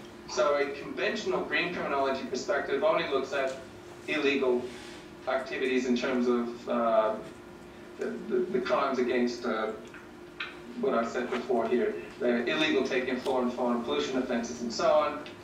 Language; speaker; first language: English; native; English